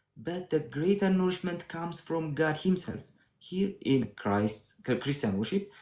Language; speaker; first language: English; non-native, local second language; Amharic